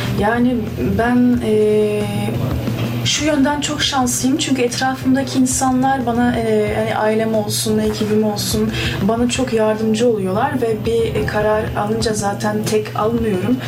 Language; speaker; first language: Turkish; early bilingual, heritage; Turkish